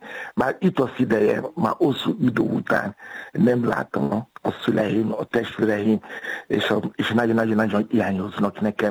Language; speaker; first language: Hungarian; non-native, fluent; Yoruba